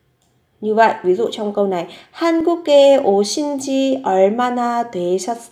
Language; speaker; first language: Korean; non-native, fluent; Vietnamese